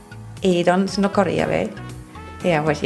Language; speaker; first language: Catalan; non-native, fluent; English